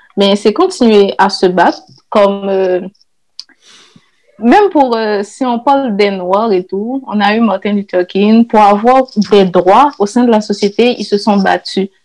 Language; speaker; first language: French; non-native, local second language; Haitian Creole